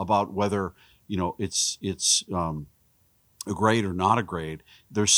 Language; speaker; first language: English; native; English